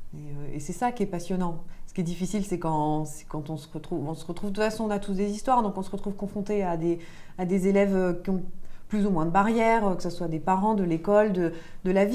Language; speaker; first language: French; native; French